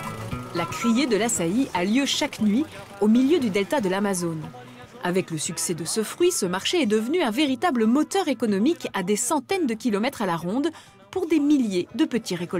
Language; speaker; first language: French; native; French